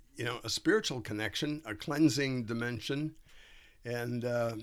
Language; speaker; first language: English; native; English